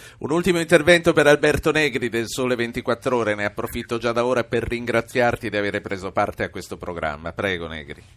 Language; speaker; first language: Italian; native; Italian